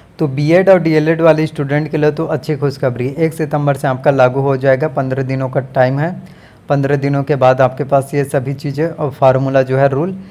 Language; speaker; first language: Hindi; native; Hindi